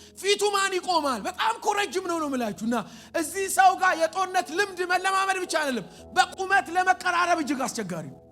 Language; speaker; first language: Amharic; native; Amharic